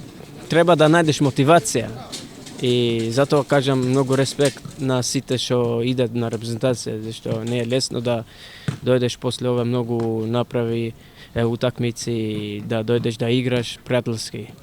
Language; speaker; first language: Macedonian; non-native, fluent; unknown